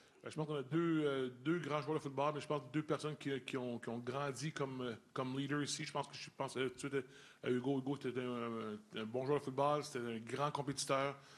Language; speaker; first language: French; native; French